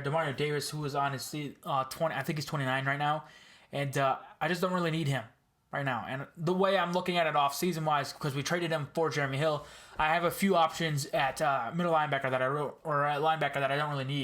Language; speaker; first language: English; native; English